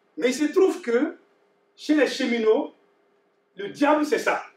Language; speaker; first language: French; non-native, local second language; Bambara